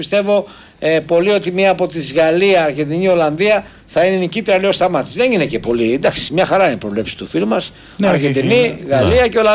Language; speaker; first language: Greek; native; Greek